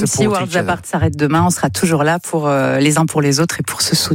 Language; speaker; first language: French; native; French